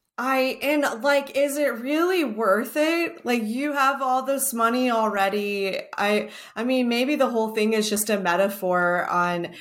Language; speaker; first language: English; native; English